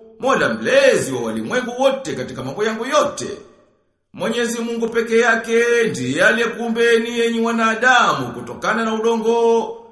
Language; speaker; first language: Swahili; native; Swahili